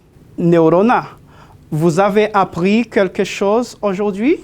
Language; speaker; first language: French; non-native, fluent; Spanish